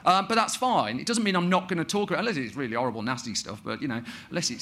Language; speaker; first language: English; native; English